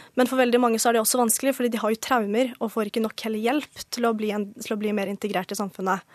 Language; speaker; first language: Norwegian; early bilingual, other home language; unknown